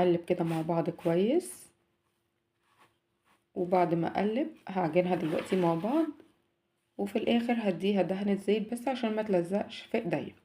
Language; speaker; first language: Arabic; native; Arabic